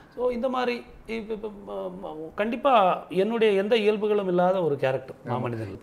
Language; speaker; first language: Tamil; non-native, local second language; Malayalam